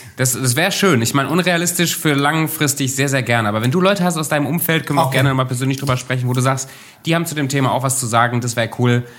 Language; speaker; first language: German; native; German